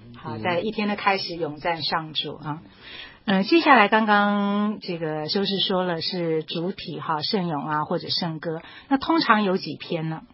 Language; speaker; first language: Chinese; native; Chinese